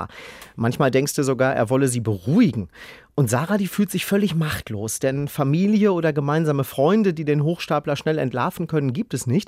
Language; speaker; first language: German; native; German